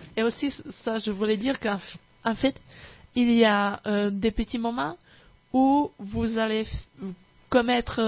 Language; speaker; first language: French; non-native, fluent; Czech